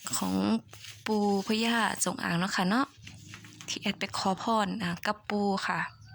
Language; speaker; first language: Thai; native; Thai